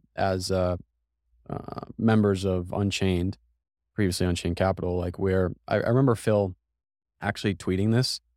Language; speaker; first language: English; native; English